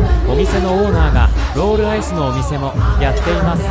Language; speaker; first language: Japanese; non-native, fluent; Khmer